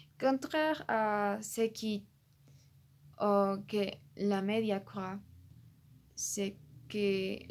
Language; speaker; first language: French; non-native, learner; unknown